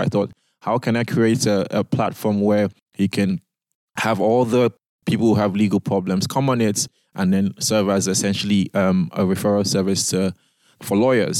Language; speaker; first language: English; non-native, local second language; Yoruba